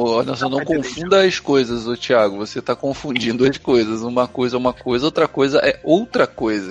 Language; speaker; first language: Portuguese; native; Portuguese